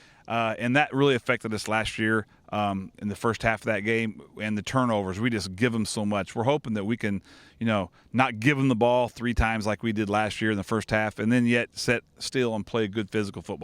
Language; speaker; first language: English; native; English